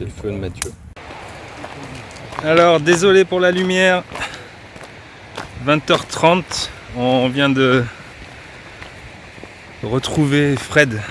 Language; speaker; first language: French; native; French